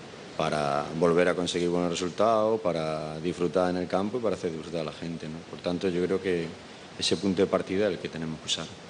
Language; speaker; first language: Spanish; native; Spanish